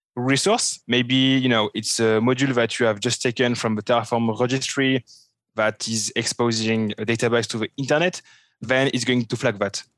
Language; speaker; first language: English; non-native, fluent; French